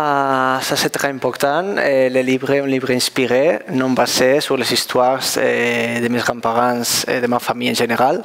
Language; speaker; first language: French; non-native, learner; Spanish